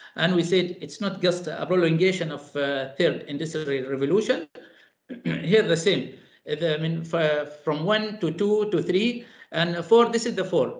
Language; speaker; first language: English; non-native, fluent; Arabic